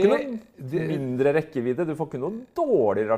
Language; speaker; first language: Norwegian; native; Norwegian